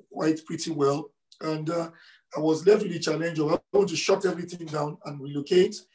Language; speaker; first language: English; non-native, local second language; Yoruba